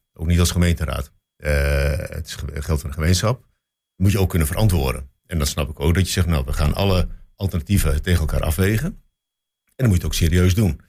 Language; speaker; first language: Dutch; native; Dutch